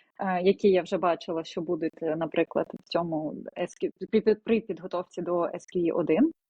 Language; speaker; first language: Ukrainian; non-native, local second language; Russian